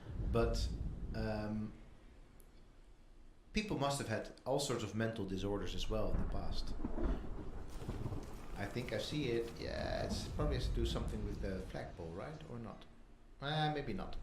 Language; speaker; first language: English; non-native, fluent; Dutch